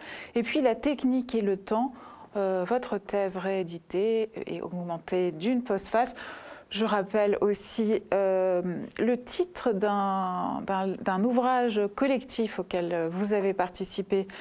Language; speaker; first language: French; native; French